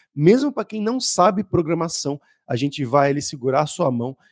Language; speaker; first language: Portuguese; native; Portuguese